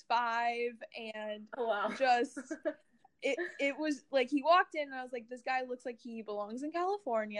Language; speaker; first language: English; native; English